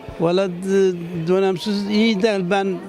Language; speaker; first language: Turkish; non-native, local second language; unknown